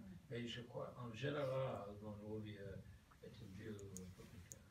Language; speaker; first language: French; non-native, fluent; English